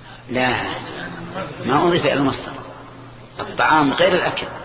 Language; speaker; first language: Arabic; native; Arabic